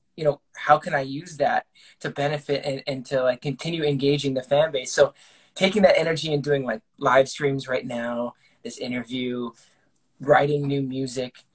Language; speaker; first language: English; native; English